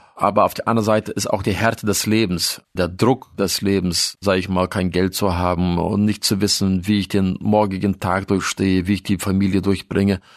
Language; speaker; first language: German; early bilingual, other home language; Russian